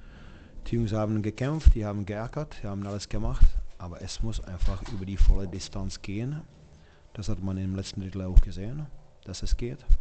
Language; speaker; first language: German; non-native, fluent; Czech